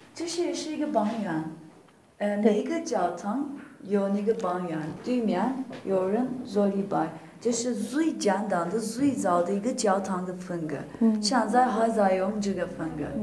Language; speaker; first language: Chinese; non-native, fluent; Turkish